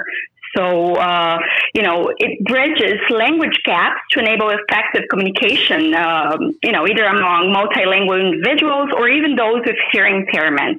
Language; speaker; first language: English; non-native, fluent; Portuguese